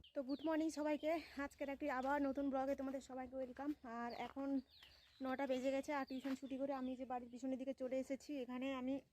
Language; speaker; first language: Bangla; native; Bangla